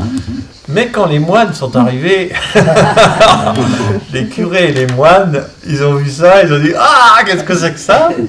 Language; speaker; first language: French; native; French